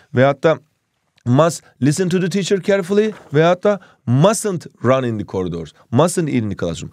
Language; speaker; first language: English; non-native, fluent; Turkish